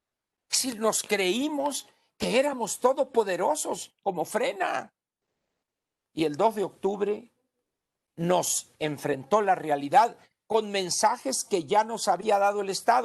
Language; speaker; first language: Spanish; native; Spanish